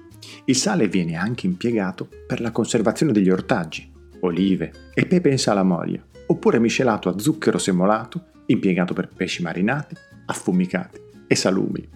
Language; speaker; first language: Italian; native; Italian